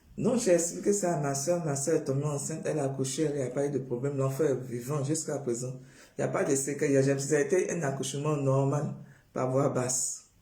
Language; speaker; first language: French; non-native, local second language; Baoulé